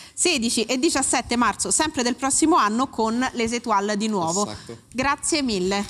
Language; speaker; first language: Italian; native; Italian